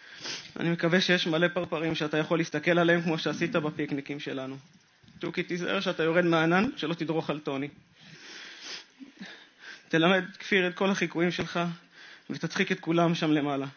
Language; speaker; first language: Hebrew; native; Hebrew